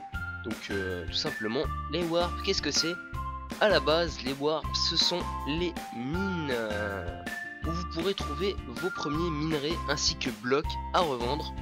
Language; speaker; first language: French; native; French